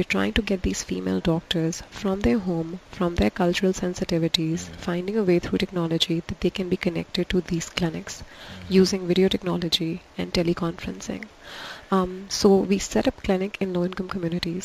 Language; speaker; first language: English; non-native, local second language; Urdu